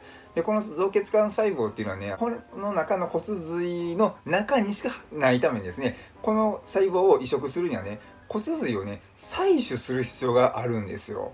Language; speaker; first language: Japanese; native; Japanese